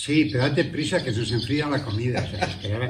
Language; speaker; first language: Spanish; native; Spanish